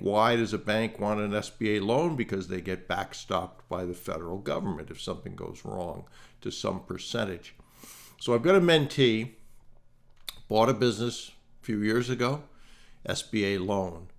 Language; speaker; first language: English; native; English